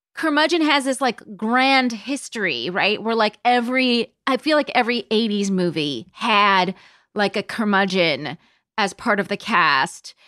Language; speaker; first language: English; native; English